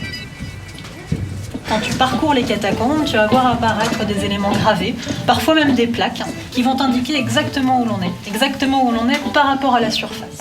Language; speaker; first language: French; native; French